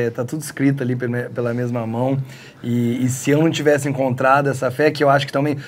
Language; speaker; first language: Portuguese; early bilingual, heritage; Portuguese